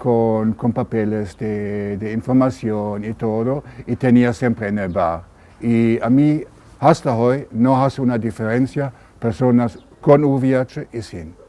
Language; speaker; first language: Spanish; non-native, learner; German